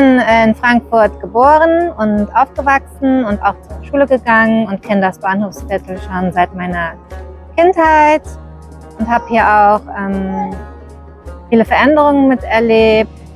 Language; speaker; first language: German; early bilingual, other home language; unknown